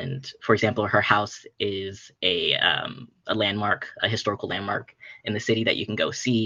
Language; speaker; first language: English; native; English